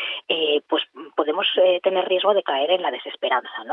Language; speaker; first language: Spanish; native; Spanish